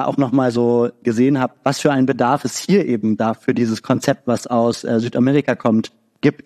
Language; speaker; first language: German; native; German